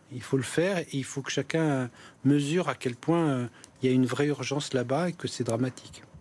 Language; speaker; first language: French; native; French